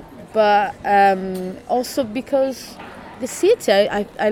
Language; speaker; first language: English; non-native, fluent; Portuguese